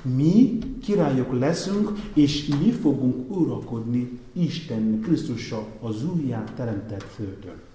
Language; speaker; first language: Hungarian; non-native, fluent; Igbo